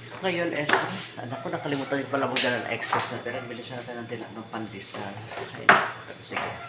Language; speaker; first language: Filipino; native; Filipino